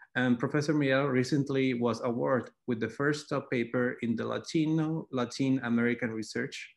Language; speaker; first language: English; non-native, fluent; Spanish